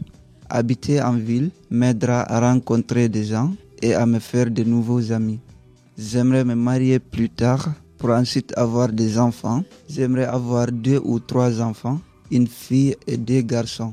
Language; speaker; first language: French; non-native, learner; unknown